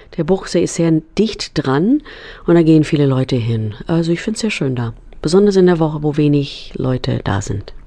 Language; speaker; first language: German; non-native, fluent; English